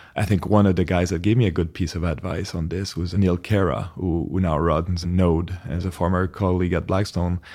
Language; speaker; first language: English; non-native, fluent; French